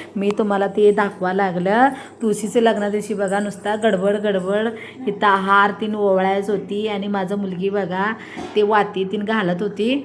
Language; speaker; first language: Marathi; non-native, local second language; Kannada